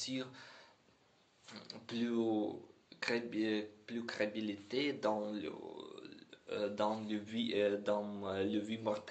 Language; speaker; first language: French; non-native, learner; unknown